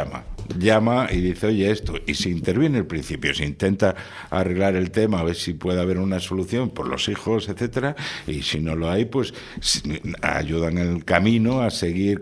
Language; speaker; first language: Spanish; native; Spanish